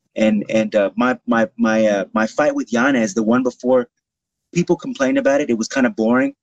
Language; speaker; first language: English; native; English